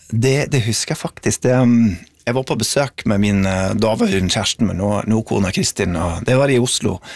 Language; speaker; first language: Norwegian; non-native, fluent; English